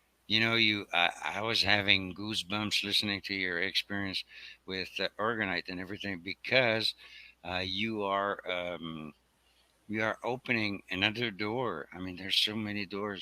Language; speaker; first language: English; non-native, fluent; French